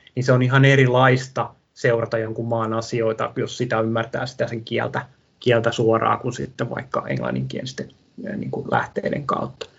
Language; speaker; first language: Finnish; non-native, local second language; English